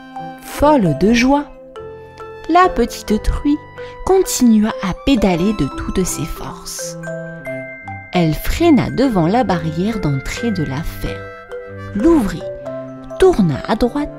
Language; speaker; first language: French; native; French